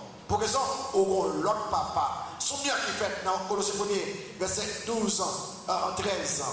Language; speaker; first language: French; non-native, local second language; Haitian Creole